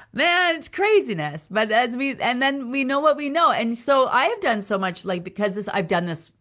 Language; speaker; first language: English; native; English